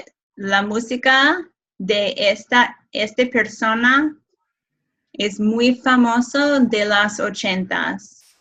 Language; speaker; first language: Spanish; non-native, fluent; English